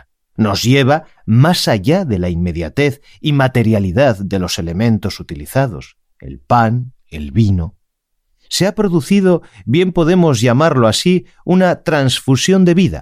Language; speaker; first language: Spanish; native; Spanish